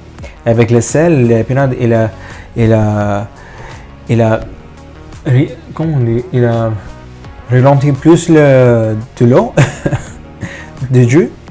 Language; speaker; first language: French; non-native, fluent; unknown